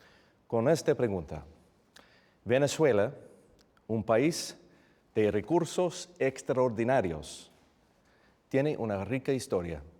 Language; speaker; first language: Spanish; non-native, fluent; English